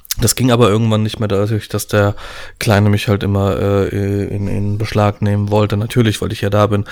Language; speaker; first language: German; early bilingual, other home language; Polish